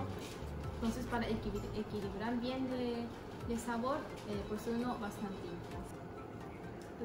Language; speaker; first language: Spanish; non-native, fluent; Japanese